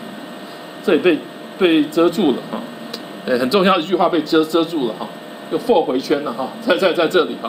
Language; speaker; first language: Chinese; native; Chinese